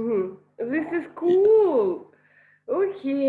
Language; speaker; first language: English; non-native, learner; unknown